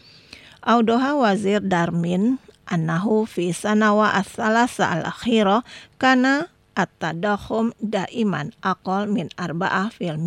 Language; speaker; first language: Arabic; non-native, fluent; Indonesian